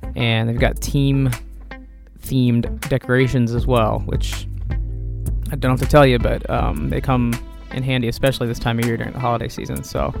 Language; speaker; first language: English; native; English